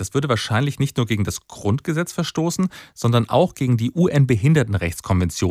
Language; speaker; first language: German; native; German